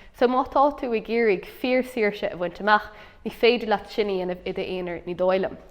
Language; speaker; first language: Irish; non-native, local second language; English